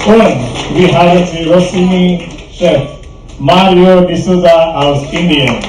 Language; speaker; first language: German; non-native, fluent; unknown